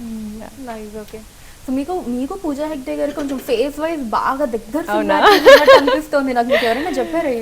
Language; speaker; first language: Telugu; native; Telugu